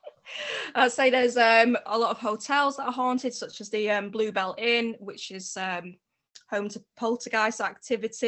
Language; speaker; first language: English; native; English